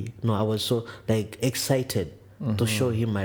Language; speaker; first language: English; non-native, local second language; Ganda